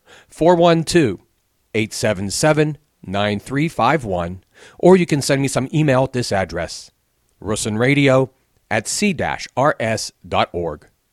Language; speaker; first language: English; native; English